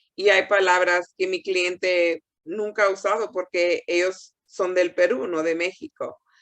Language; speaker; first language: Spanish; early bilingual, heritage; Spanish